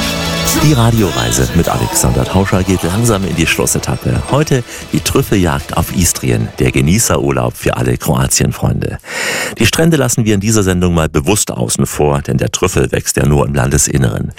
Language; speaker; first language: German; native; German